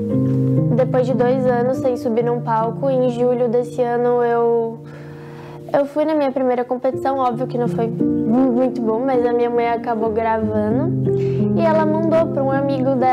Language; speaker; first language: Portuguese; native; Portuguese